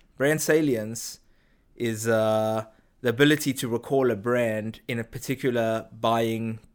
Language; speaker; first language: English; native; English